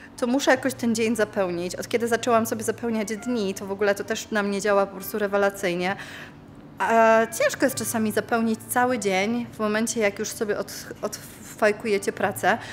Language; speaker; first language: Polish; native; Polish